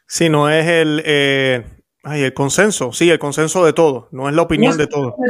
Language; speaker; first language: Spanish; native; Spanish